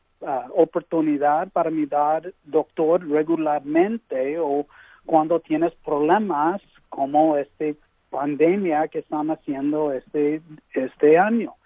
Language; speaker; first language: Spanish; early bilingual, heritage; English